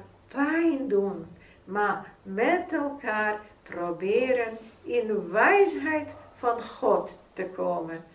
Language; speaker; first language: Dutch; non-native, fluent; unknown